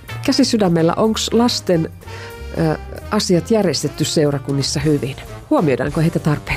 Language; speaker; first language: Finnish; native; Finnish